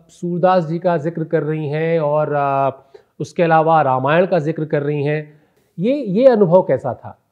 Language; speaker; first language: Hindi; native; Hindi